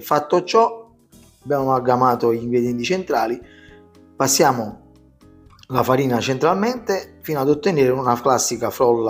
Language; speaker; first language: Italian; native; Italian